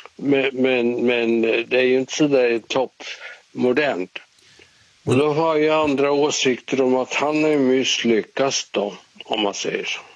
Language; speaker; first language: Swedish; native; Swedish